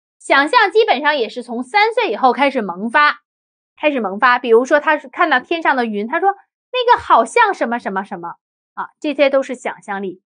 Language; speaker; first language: Chinese; native; Chinese